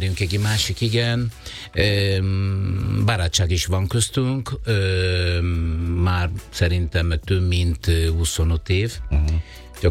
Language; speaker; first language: Hungarian; non-native, learner; Italian